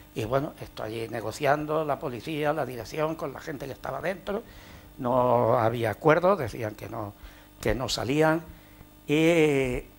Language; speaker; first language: Spanish; native; Spanish